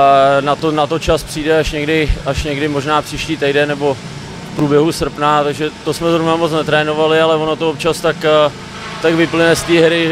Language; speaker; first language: Czech; native; Czech